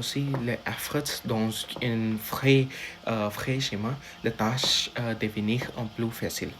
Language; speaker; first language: French; non-native, learner; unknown